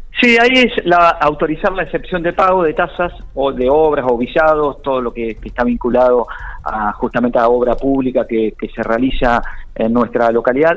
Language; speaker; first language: Spanish; native; Spanish